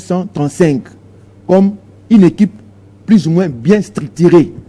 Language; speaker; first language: French; non-native, local second language; Lingala